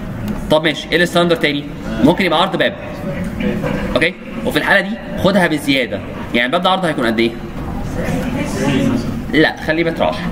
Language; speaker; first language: Arabic; native; Arabic